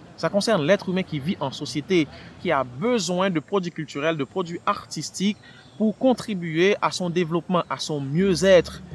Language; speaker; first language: French; non-native, local second language; Haitian Creole